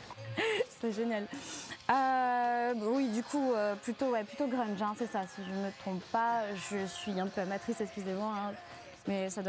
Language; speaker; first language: French; native; French